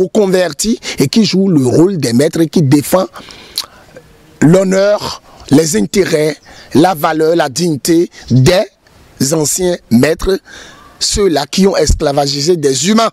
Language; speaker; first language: French; non-native, local second language; Fon